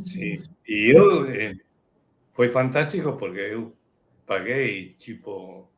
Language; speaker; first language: Portuguese; non-native, fluent; Spanish